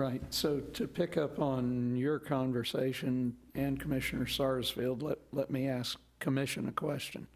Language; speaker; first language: English; native; English